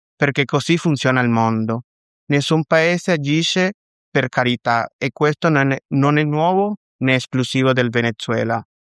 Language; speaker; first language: Italian; non-native, fluent; Spanish